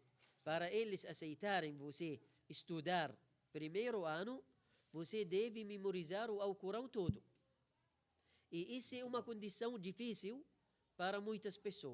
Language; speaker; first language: Portuguese; non-native, fluent; Arabic